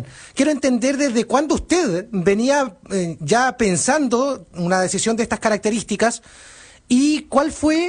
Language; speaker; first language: Spanish; native; Spanish